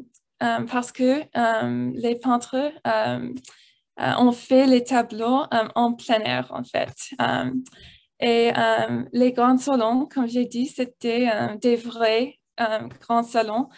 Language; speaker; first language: French; non-native, learner; English